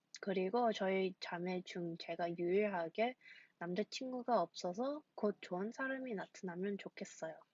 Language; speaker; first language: Korean; early bilingual, heritage; Korean